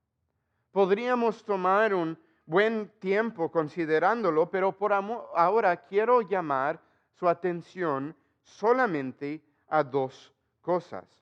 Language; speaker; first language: Spanish; non-native, fluent; English